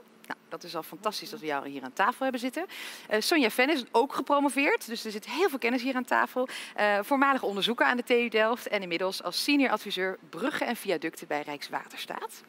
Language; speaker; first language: Dutch; native; Dutch